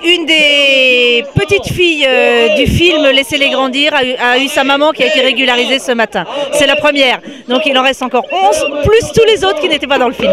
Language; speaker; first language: French; native; French